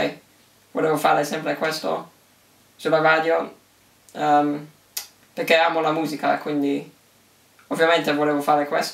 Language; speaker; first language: Italian; early bilingual, heritage; English